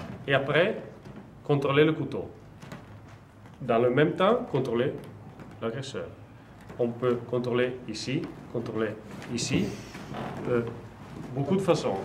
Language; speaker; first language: French; non-native, learner; Russian